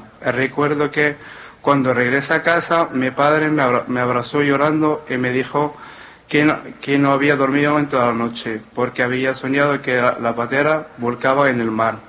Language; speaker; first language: Spanish; non-native, fluent; Arabic